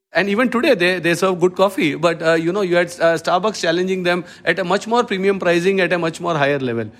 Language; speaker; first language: English; non-native, local second language; Malayalam